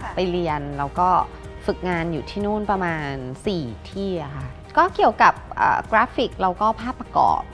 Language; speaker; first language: Thai; native; Thai